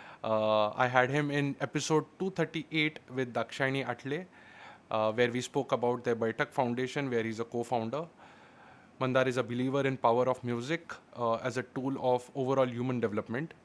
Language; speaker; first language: English; non-native, local second language; Marathi